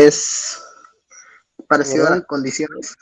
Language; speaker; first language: Spanish; native; Spanish